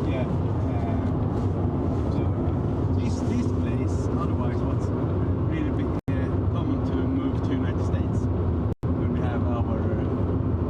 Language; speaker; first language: English; non-native, fluent; Swedish